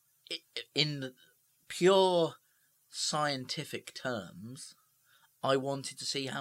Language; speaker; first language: English; native; English